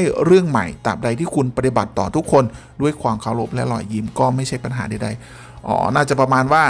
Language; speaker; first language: Thai; native; Thai